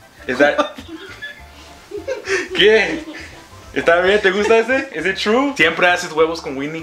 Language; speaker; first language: Spanish; early bilingual, heritage; Spanish